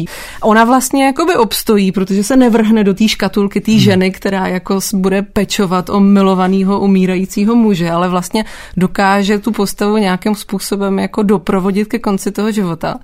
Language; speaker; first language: Czech; native; Czech